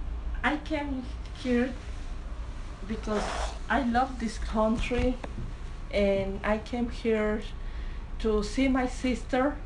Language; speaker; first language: English; non-native, learner; Spanish